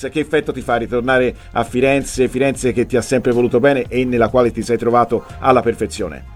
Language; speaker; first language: Italian; native; Italian